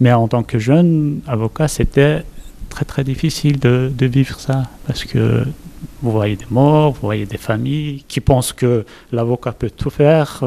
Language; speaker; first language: French; non-native, fluent; Kurdish